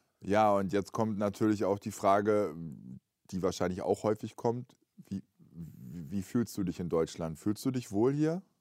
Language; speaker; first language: German; native; German